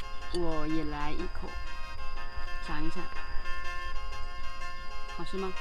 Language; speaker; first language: Chinese; non-native, fluent; Lao